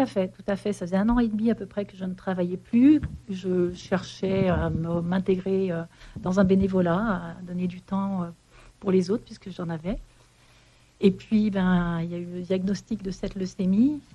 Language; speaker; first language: French; native; French